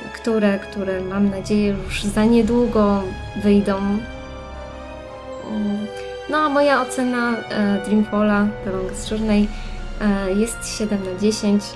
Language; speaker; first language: Polish; native; Polish